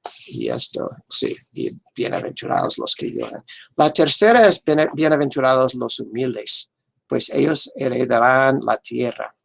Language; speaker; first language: Spanish; non-native, fluent; English